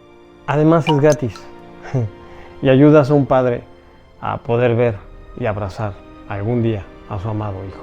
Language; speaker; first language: Spanish; native; Spanish